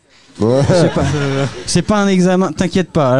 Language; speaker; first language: French; native; French